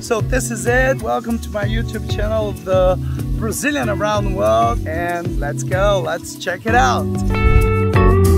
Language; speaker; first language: English; non-native, fluent; Portuguese